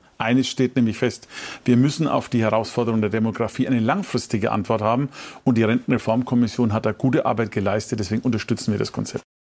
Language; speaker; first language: German; native; German